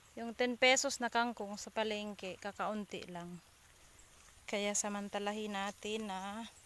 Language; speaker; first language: Filipino; non-native, local second language; Bikol